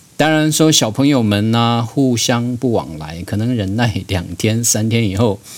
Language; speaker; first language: Chinese; native; Chinese